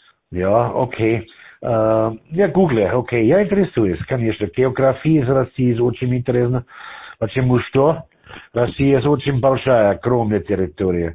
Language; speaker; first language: Russian; non-native, learner; German